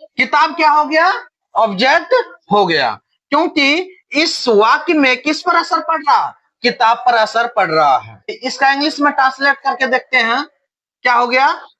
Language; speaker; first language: Hindi; native; Hindi